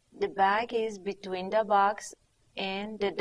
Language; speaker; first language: English; non-native, learner; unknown